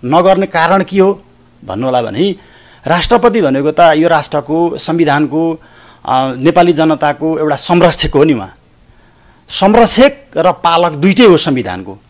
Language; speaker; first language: Nepali; native; Nepali